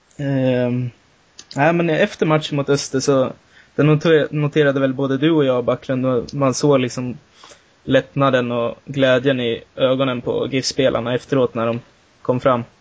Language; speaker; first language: Swedish; native; Swedish